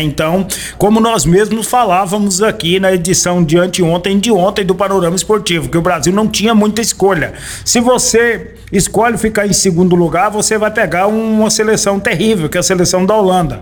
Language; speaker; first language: Portuguese; native; Portuguese